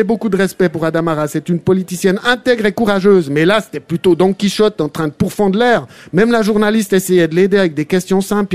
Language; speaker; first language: French; native; French